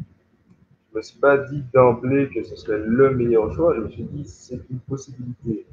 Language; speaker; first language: French; native; French